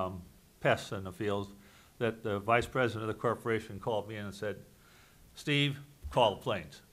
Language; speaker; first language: English; native; English